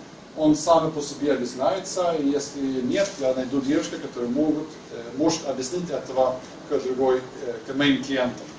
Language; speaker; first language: Russian; non-native, learner; Swedish